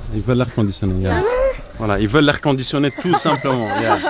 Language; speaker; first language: French; native; French